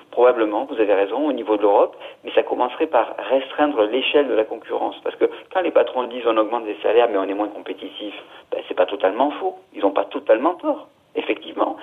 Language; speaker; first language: French; native; French